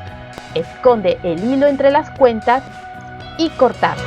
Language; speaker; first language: Spanish; native; Spanish